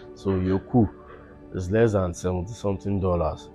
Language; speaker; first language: English; non-native, local second language; Yoruba